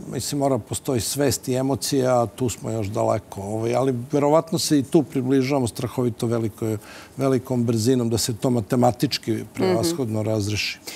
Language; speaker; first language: Bosnian; native; Bosnian